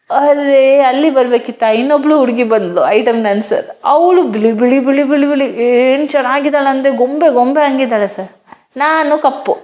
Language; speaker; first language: Kannada; non-native, local second language; Hindi